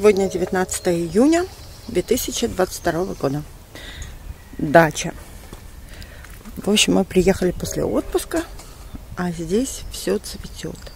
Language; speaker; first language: Russian; native; Russian